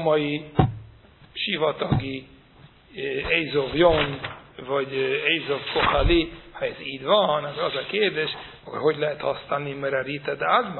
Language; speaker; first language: Hungarian; non-native, fluent; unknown